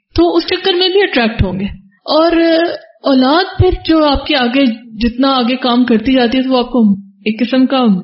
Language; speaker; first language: Urdu; native; Urdu